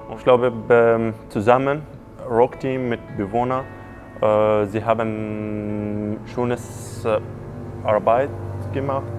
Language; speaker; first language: German; non-native, learner; Arabic